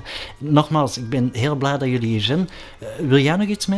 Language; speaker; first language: Dutch; native; Dutch